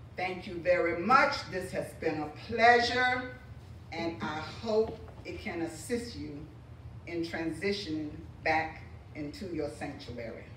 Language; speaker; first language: English; native; English